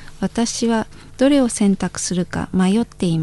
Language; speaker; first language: Japanese; non-native, fluent; Indonesian